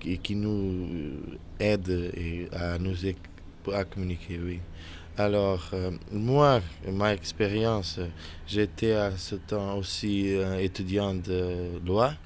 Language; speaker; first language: French; non-native, learner; Portuguese